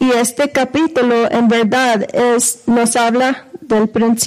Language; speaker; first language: Spanish; non-native, fluent; English